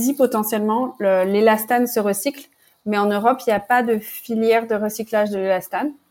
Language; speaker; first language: French; native; French